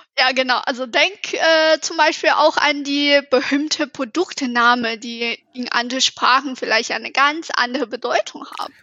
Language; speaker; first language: German; non-native, fluent; Chinese